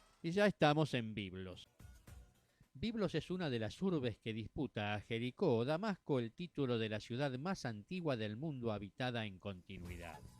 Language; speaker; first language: Spanish; native; Spanish